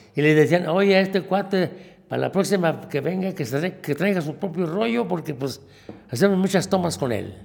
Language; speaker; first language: Spanish; native; Spanish